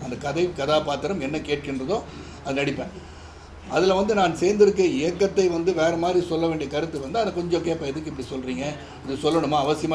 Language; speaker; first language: Tamil; native; Tamil